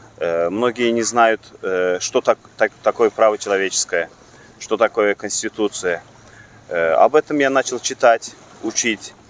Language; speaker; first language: Russian; non-native, local second language; Turkmen